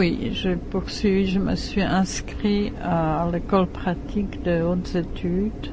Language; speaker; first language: French; non-native, fluent; Czech